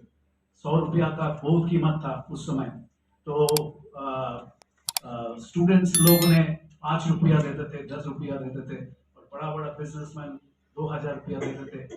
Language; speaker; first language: Hindi; non-native, local second language; Bangla